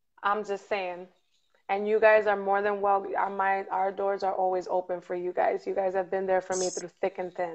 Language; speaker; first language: English; early bilingual, other home language; Spanish